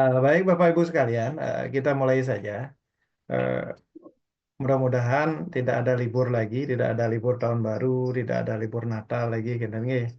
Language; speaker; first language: Indonesian; non-native, local second language; Balinese